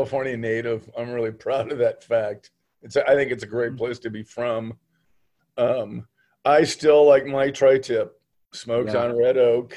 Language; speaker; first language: English; native; English